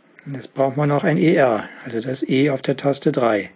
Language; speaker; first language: German; native; German